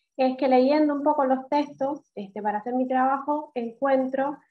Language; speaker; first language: Spanish; native; Spanish